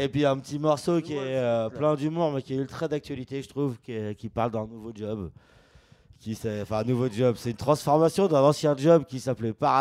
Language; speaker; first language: French; native; French